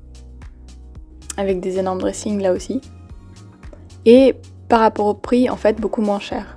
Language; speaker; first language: French; native; French